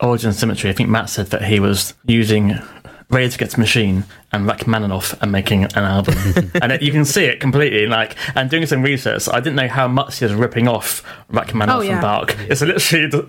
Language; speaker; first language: English; native; English